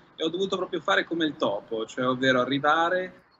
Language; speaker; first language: Italian; native; Italian